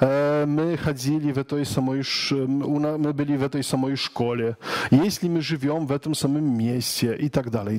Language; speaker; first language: Russian; non-native, learner; Polish